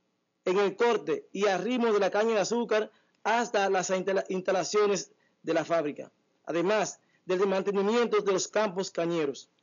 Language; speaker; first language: Spanish; native; Spanish